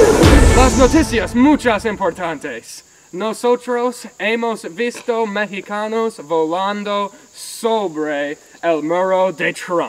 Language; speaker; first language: Spanish; non-native, learner; English